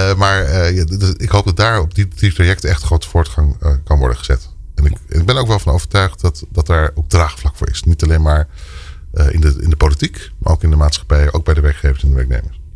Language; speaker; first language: Dutch; native; Dutch